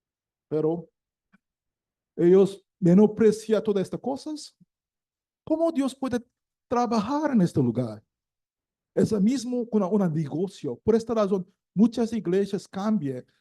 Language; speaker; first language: Spanish; non-native, learner; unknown